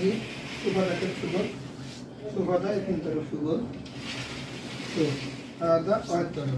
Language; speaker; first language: Arabic; non-native, learner; Bangla